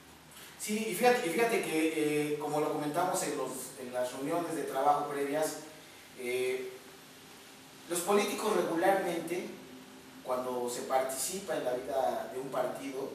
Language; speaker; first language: Spanish; native; Spanish